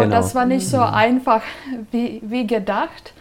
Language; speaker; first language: German; non-native, fluent; Serbian